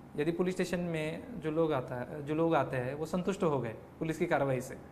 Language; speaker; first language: Hindi; non-native, local second language; Marathi